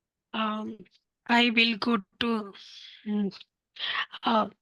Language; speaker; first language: English; non-native, learner; Hindi